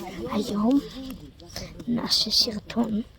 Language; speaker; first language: Hebrew; early bilingual, other home language; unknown